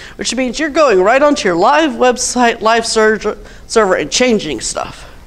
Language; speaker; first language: English; native; English